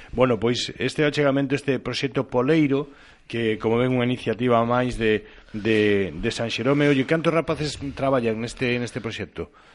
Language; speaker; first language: Galician; non-native, local second language; Spanish